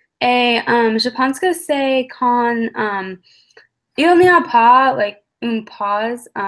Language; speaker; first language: French; non-native, learner; English